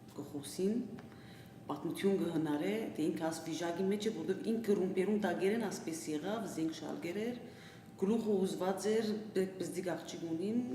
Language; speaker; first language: Armenian; early bilingual, heritage; Armenian